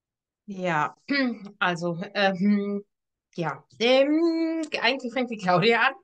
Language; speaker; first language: German; native; German